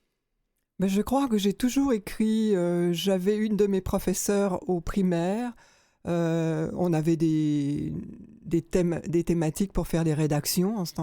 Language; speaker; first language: French; native; French